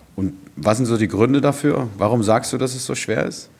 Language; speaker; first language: German; native; German